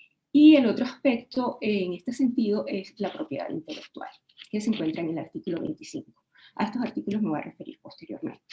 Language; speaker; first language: Spanish; native; Spanish